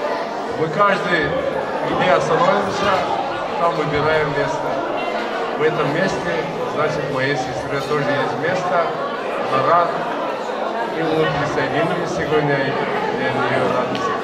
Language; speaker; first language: Russian; non-native, local second language; Azerbaijani